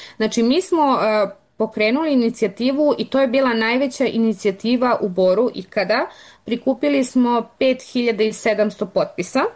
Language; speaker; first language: Serbian; native; Serbian